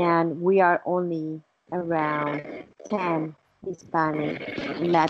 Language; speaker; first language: English; non-native, fluent; Spanish